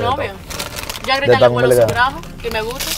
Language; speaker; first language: Spanish; native; Spanish